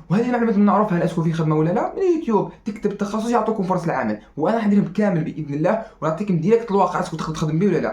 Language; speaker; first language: Arabic; native; Arabic